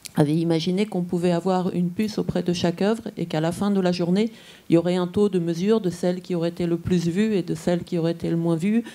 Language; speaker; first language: French; native; French